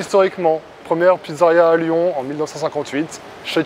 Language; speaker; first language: French; native; French